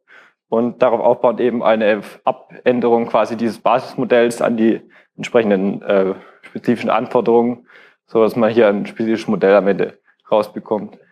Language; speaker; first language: German; native; German